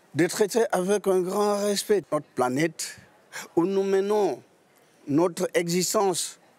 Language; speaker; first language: French; non-native, local second language; Lingala